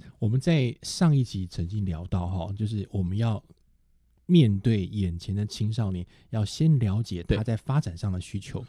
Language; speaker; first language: Chinese; native; Chinese